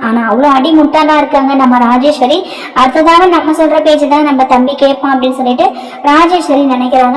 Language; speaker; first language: Tamil; native; Tamil